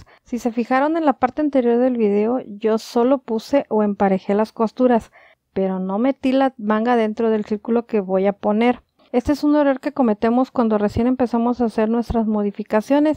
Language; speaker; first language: Spanish; native; Spanish